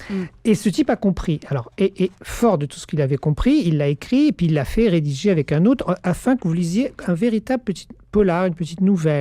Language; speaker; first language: French; native; French